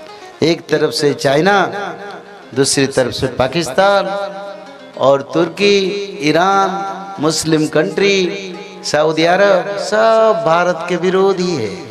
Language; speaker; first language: Hindi; non-native, local second language; Odia